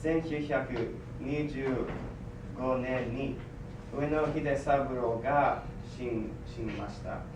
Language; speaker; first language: Japanese; non-native, learner; English